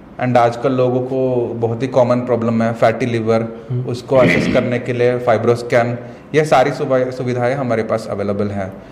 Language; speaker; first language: Hindi; non-native, local second language; Kannada